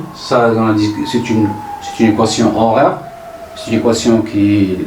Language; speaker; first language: French; non-native, local second language; Arabic